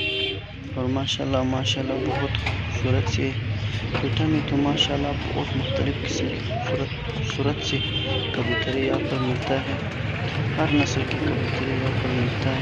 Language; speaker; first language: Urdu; non-native, local second language; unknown